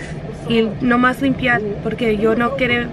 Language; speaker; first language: Spanish; non-native, learner; English